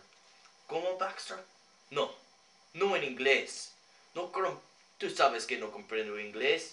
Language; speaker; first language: Spanish; non-native, learner; English